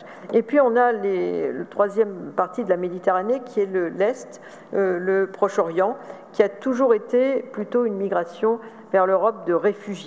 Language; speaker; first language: French; native; French